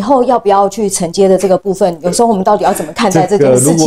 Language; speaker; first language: Chinese; native; Chinese